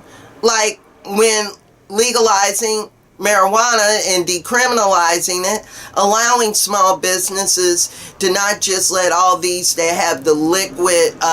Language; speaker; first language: English; native; English